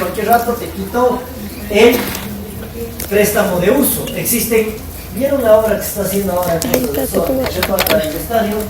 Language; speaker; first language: Spanish; native; Spanish